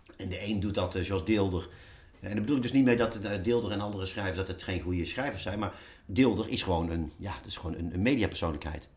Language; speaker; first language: Dutch; native; Dutch